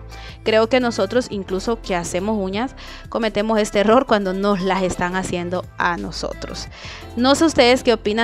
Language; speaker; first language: Spanish; native; Spanish